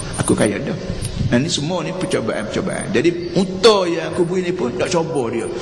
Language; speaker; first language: Malay; native; Malay